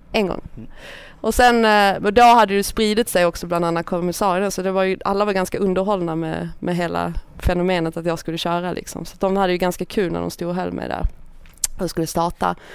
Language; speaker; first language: Swedish; native; Swedish